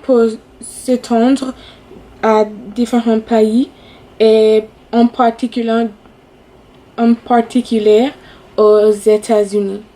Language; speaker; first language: French; non-native, fluent; English